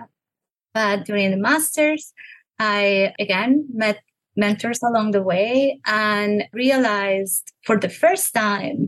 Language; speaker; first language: English; non-native, fluent; Spanish